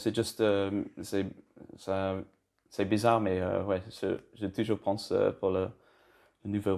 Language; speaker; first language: French; non-native, learner; English